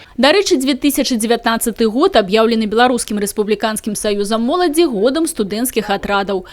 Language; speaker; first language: Belarusian; native; Belarusian